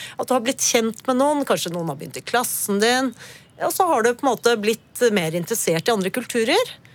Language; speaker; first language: Norwegian; early bilingual, other home language; Spanish